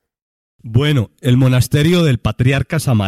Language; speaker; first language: Spanish; native; Spanish